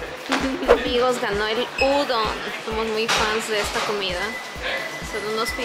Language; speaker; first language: Spanish; native; Spanish